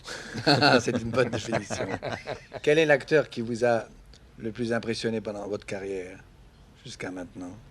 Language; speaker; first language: French; native; French